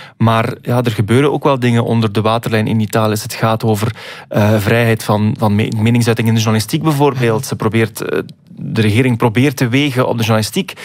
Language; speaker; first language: Dutch; native; Dutch